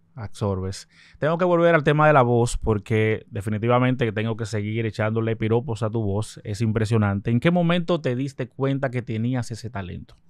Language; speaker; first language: Spanish; native; Spanish